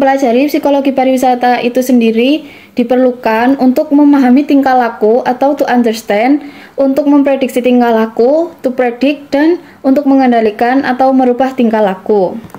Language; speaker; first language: Indonesian; native; Indonesian